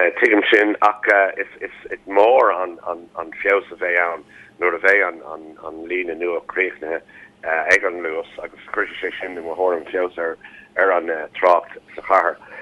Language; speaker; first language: Irish; non-native, local second language; English